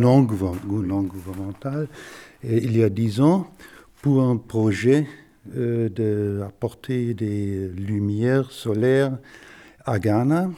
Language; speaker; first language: French; non-native, fluent; German